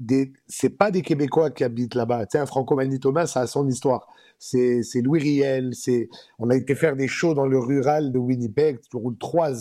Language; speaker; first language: French; native; French